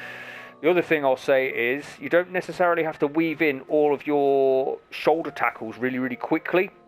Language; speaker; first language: English; native; English